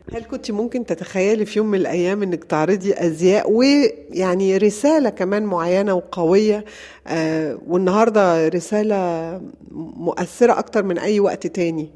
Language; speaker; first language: Arabic; native; Arabic